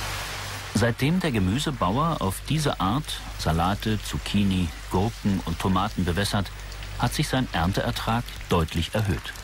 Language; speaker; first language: German; native; German